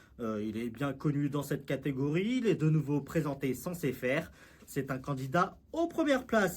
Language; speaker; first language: French; native; French